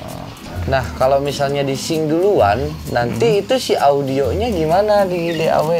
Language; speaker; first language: Indonesian; native; Indonesian